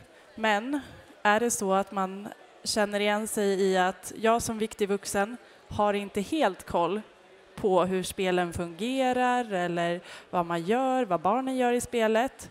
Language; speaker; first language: Swedish; native; Swedish